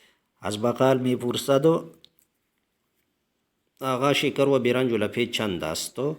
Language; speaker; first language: Persian; non-native, fluent; Urdu